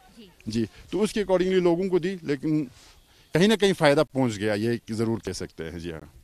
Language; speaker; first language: Hindi; non-native, local second language; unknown